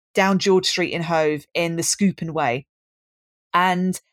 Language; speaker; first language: English; native; English